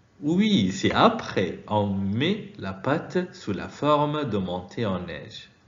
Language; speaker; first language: French; non-native, fluent; Arabic